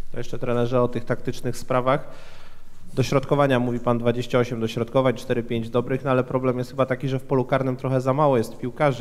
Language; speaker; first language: Polish; native; Polish